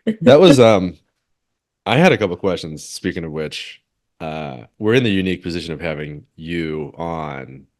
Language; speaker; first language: English; native; English